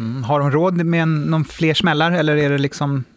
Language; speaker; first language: Swedish; native; Swedish